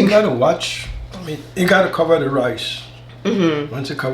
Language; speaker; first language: English; native; English